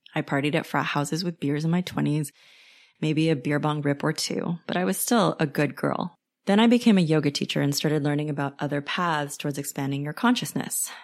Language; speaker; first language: English; native; English